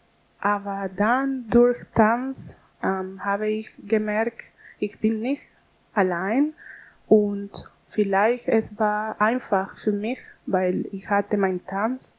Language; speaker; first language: German; non-native, learner; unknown